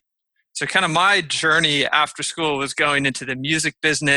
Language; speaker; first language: English; native; English